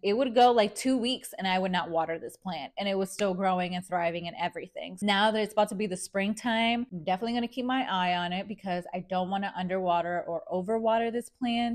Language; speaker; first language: English; early bilingual, other home language; Spanish